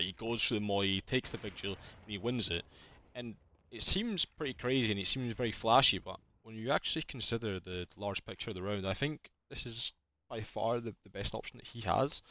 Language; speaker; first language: English; native; English